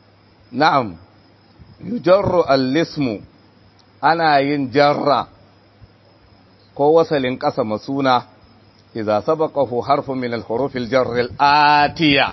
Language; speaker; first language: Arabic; non-native, fluent; Hausa